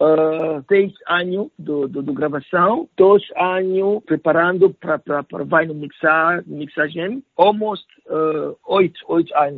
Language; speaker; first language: Portuguese; non-native, learner; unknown